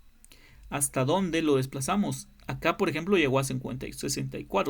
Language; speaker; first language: Spanish; native; Spanish